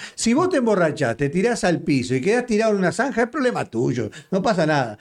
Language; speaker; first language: Spanish; native; Spanish